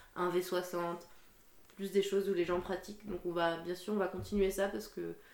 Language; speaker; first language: French; native; French